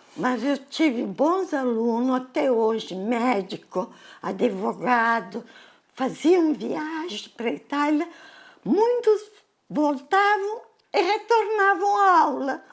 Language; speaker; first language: Portuguese; early bilingual, other home language; Italian